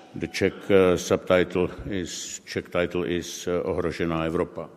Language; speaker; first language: English; non-native, fluent; Czech